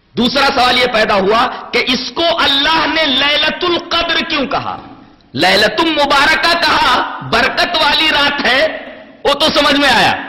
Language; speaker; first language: Urdu; native; Urdu